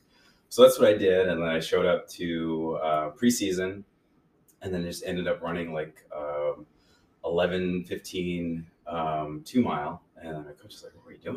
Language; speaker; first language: English; native; English